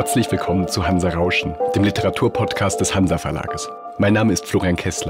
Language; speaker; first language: German; native; German